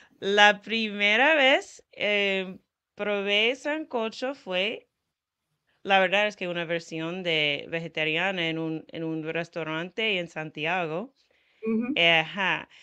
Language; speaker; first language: Spanish; non-native, fluent; English